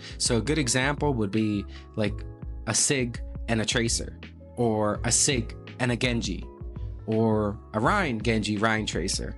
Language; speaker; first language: English; native; English